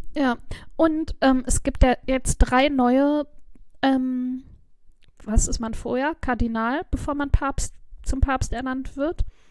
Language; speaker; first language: German; native; German